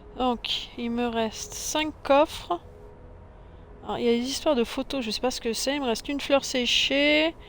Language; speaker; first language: French; native; French